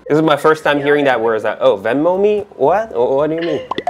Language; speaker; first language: English; non-native, local second language; Cantonese